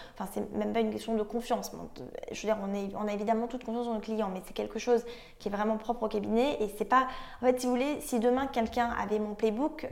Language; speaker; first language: French; native; French